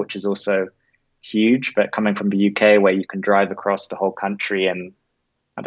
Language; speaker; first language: English; native; English